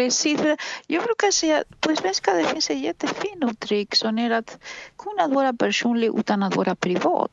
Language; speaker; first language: Swedish; non-native, fluent; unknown